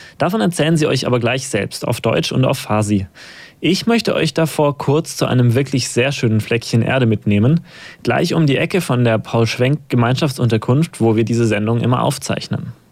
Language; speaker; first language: German; native; German